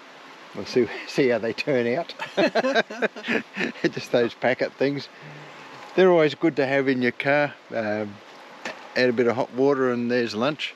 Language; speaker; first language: English; native; English